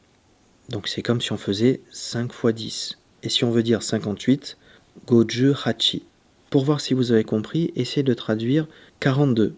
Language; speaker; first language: French; native; French